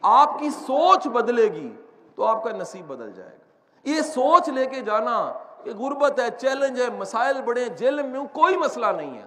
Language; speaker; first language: Urdu; non-native, local second language; Punjabi